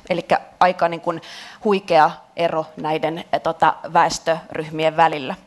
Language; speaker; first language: Finnish; native; Finnish